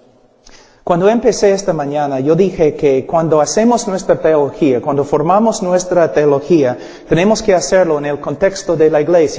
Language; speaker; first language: Spanish; non-native, fluent; English